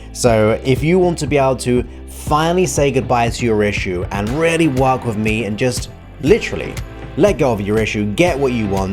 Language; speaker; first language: English; native; English